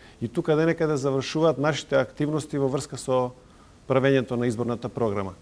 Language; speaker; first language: Macedonian; non-native, local second language; Serbian